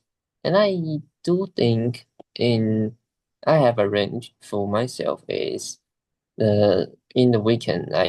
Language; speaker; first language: English; non-native, learner; Chinese